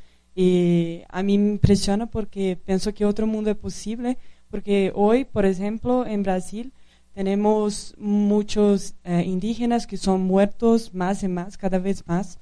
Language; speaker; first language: Spanish; non-native, fluent; Portuguese